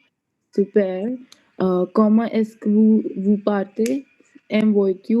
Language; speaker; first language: French; non-native, learner; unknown